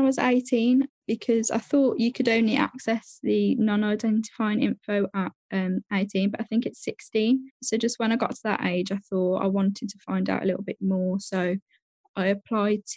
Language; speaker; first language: English; native; English